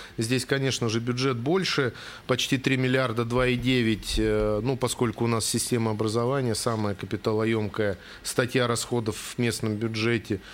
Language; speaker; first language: Russian; native; Russian